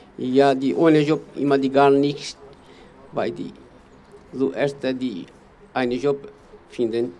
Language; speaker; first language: German; non-native, learner; Kurdish